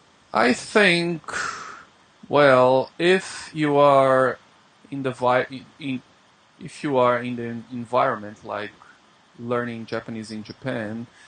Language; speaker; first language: English; non-native, fluent; Portuguese